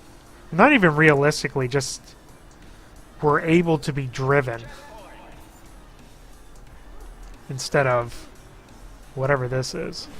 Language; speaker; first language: English; native; English